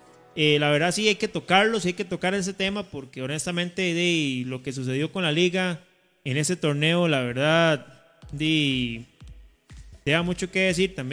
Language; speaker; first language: Spanish; native; Spanish